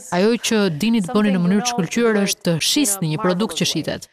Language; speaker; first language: Albanian; native; Albanian